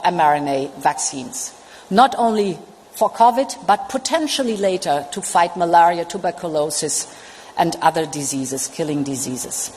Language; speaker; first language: English; non-native, fluent; German